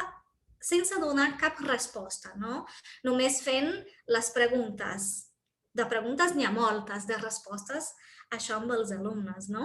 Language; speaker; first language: Catalan; non-native, fluent; Portuguese